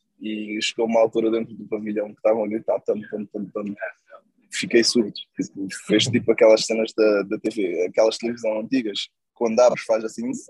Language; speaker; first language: Portuguese; non-native, local second language; Kabuverdianu